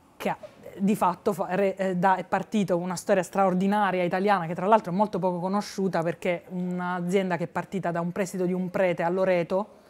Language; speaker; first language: Italian; native; Italian